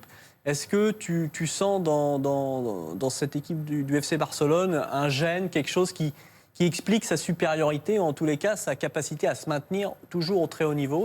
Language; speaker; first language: French; native; French